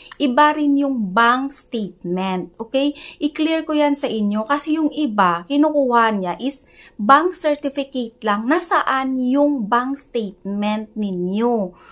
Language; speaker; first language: Filipino; non-native, local second language; Hiligaynon